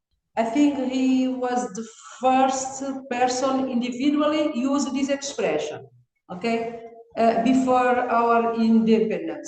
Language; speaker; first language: English; non-native, learner; Kabuverdianu